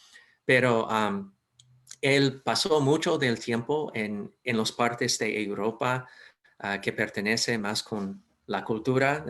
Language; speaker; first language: Spanish; non-native, fluent; English